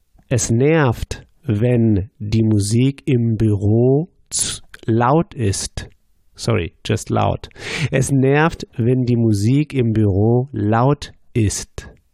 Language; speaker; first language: German; native; German